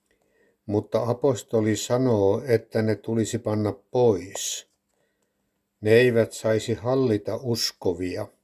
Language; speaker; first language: Finnish; native; Finnish